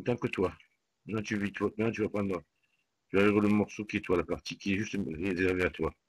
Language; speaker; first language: French; native; French